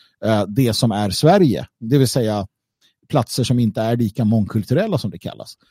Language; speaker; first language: Swedish; native; Swedish